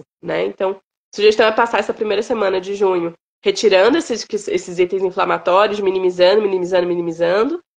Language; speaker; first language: Portuguese; native; Portuguese